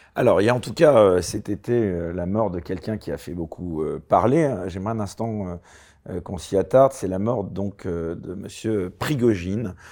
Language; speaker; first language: French; native; French